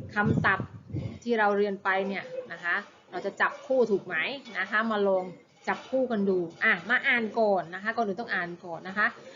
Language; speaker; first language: Thai; native; Thai